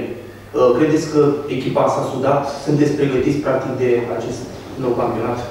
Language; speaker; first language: Romanian; native; Romanian